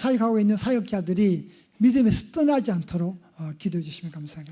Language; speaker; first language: Korean; native; Korean